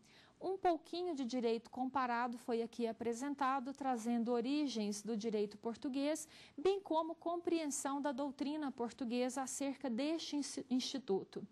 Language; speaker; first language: Portuguese; native; Portuguese